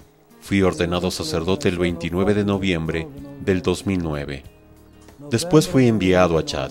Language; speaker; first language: Spanish; non-native, fluent; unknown